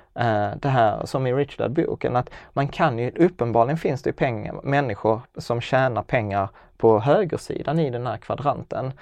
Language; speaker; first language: Swedish; native; Swedish